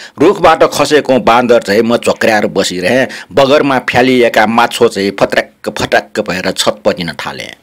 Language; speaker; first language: Nepali; native; Nepali